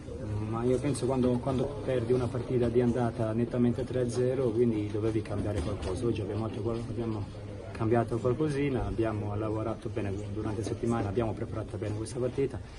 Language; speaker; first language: Italian; non-native, fluent; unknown